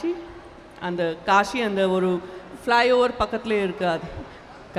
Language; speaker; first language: Tamil; non-native, local second language; Gujarati